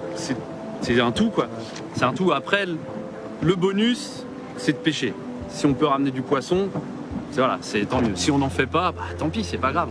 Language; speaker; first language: French; native; French